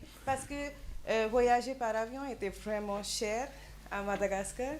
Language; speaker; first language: French; non-native, learner; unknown